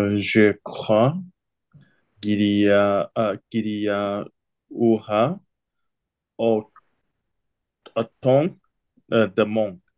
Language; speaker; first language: French; non-native, learner; Chinese